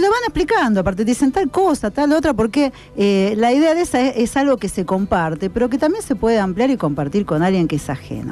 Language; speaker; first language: Spanish; native; Spanish